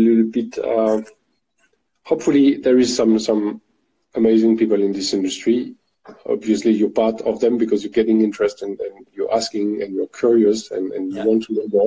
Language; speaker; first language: English; non-native, fluent; French